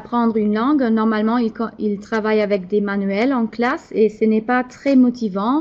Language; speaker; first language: French; non-native, fluent; German